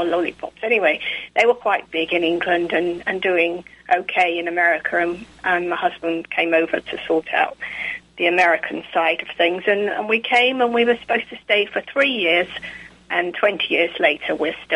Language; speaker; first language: English; native; English